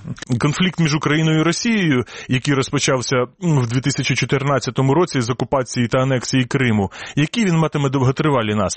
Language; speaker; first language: Ukrainian; native; Ukrainian